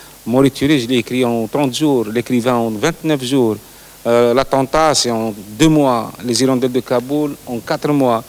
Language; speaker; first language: French; non-native, local second language; Arabic